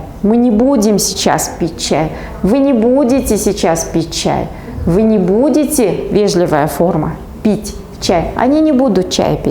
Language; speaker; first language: Russian; non-native, local second language; Kazakh